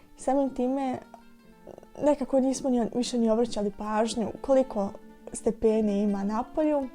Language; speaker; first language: Bosnian; native; Bosnian